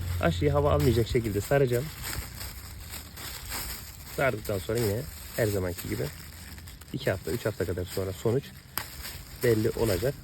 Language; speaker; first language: Turkish; native; Turkish